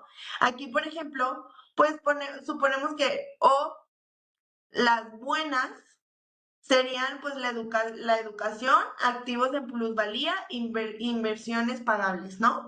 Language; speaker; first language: Spanish; native; Spanish